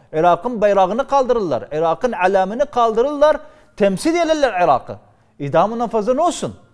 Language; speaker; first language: Turkish; native; Turkish